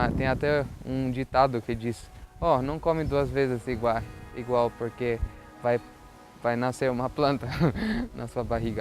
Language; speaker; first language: Portuguese; non-native, fluent; Albanian